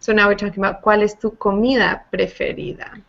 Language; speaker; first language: Spanish; non-native, fluent; English